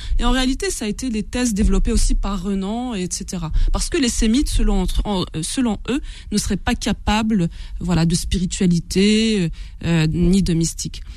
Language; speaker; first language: French; non-native, local second language; Kabyle